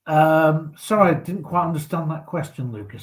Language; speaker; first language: English; native; English